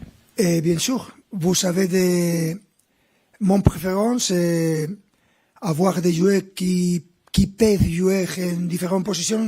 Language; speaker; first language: French; non-native, fluent; Spanish